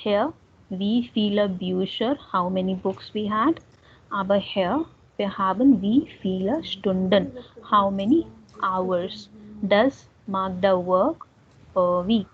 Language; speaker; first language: German; non-native, learner; Hindi